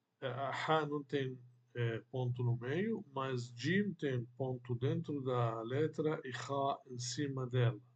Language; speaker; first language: Portuguese; non-native, fluent; Arabic